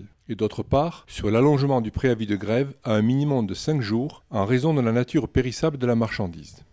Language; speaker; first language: French; native; French